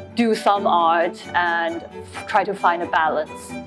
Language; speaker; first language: English; non-native, fluent; Chinese